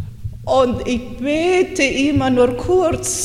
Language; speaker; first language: German; non-native, learner; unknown